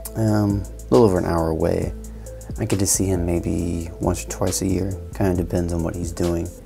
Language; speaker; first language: English; native; English